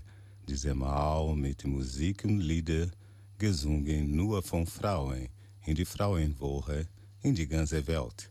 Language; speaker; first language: German; non-native, learner; Portuguese